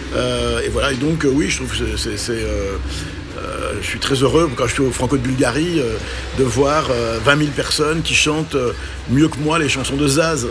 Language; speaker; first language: French; non-native, local second language; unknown